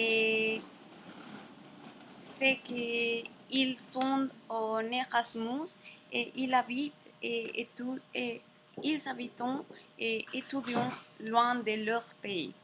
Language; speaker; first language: French; non-native, learner; Spanish